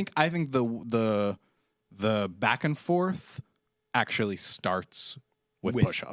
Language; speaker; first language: English; native; English